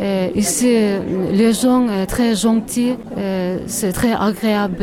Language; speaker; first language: French; non-native, learner; Kyrgyz